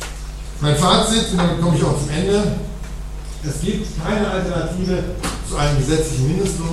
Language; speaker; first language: German; native; German